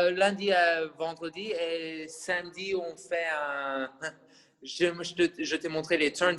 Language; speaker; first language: French; non-native, fluent; English